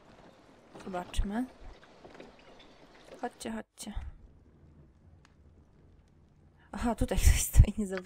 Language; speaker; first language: Polish; native; Polish